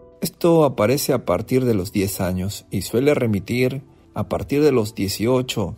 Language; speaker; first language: Spanish; native; Spanish